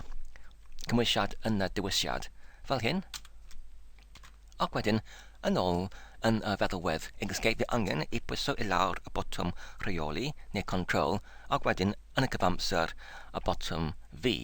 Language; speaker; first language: Welsh; non-native, learner; English